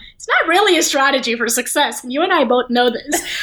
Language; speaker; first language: English; non-native, local second language; Hindi